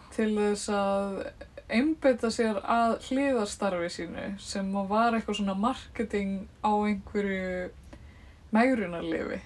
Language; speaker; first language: Icelandic; native; Icelandic